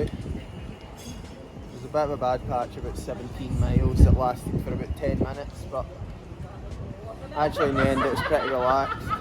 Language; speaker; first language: English; native; English